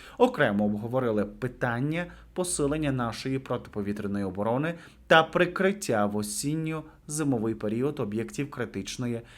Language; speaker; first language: Ukrainian; native; Ukrainian